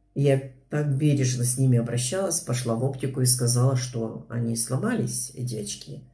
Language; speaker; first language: Russian; native; Russian